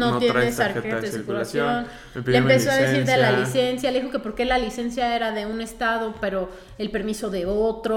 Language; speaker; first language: Spanish; native; Spanish